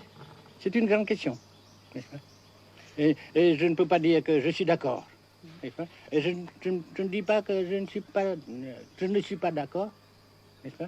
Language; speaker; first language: French; non-native, fluent; Vietnamese